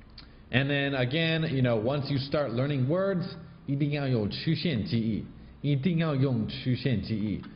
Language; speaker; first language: Chinese; non-native, fluent; English